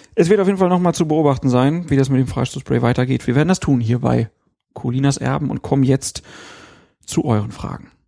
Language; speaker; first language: German; native; German